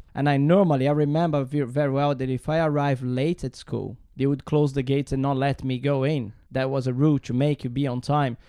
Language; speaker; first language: English; non-native, learner; Portuguese